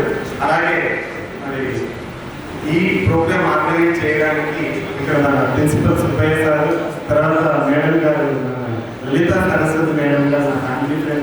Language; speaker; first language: Telugu; native; Telugu